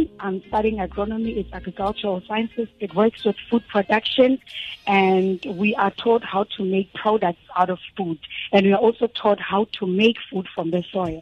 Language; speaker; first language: English; non-native, local second language; Zulu